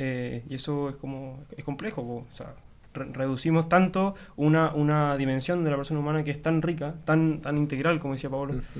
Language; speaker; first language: Spanish; native; Spanish